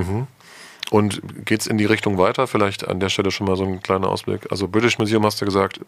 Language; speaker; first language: German; native; German